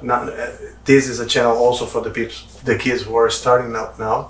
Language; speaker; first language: English; non-native, fluent; Portuguese